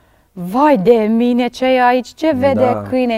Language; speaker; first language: Romanian; non-native, learner; Dutch